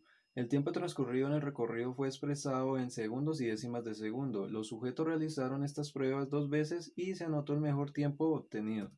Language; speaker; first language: Spanish; native; Spanish